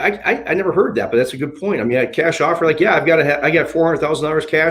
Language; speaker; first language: English; native; English